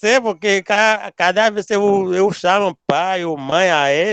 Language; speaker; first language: Portuguese; non-native, learner; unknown